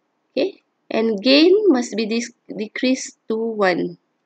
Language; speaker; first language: English; non-native, local second language; Malay